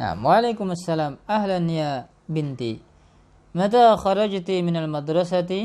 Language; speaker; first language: Arabic; non-native, fluent; Indonesian